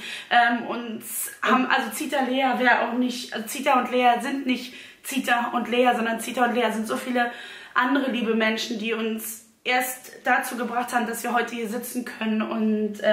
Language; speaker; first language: German; native; German